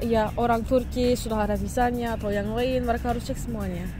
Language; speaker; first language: Indonesian; non-native, fluent; Turkish